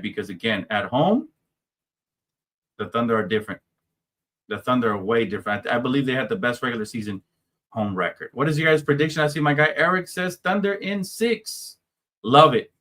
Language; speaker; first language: English; native; English